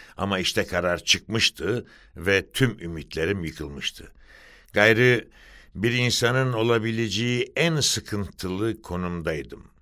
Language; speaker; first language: Turkish; native; Turkish